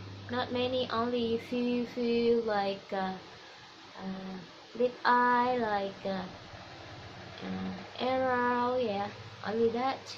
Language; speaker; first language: English; non-native, learner; Vietnamese